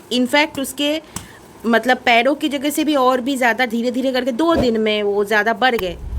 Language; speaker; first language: Hindi; non-native, local second language; Bangla